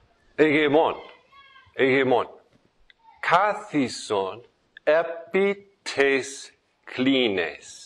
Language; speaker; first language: Greek; non-native, fluent; English